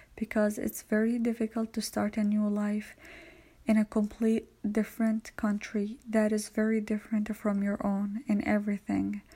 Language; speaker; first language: English; non-native, fluent; Arabic